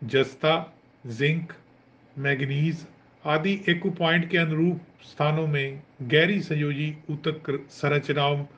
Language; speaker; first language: Hindi; non-native, local second language; Punjabi